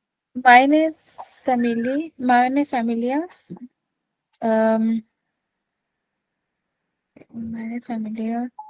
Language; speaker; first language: German; non-native, learner; Urdu